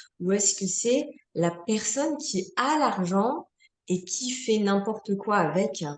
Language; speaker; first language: French; native; French